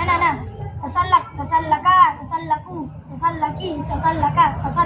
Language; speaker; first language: Arabic; non-native, learner; Indonesian